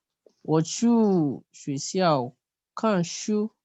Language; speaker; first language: Chinese; non-native, learner; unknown